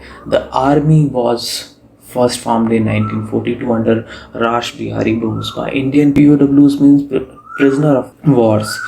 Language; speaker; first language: English; non-native, local second language; Hindi